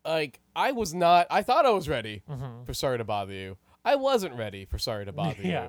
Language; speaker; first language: English; native; English